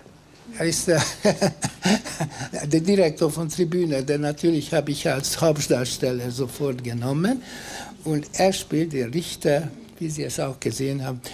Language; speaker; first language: German; non-native, fluent; Hungarian